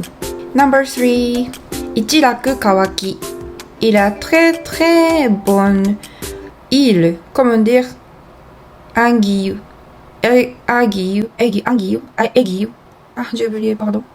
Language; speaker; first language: French; non-native, fluent; Japanese